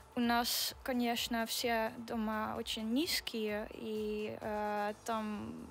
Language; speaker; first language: Russian; non-native, learner; Dutch